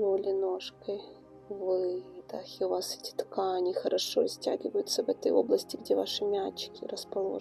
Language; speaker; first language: Russian; native; Russian